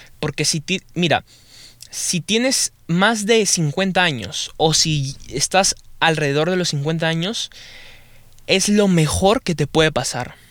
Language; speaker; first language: Spanish; native; Spanish